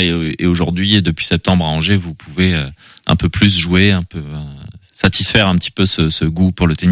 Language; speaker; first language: French; native; French